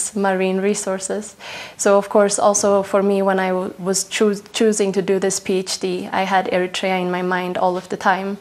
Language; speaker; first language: English; non-native, fluent; Tigrinya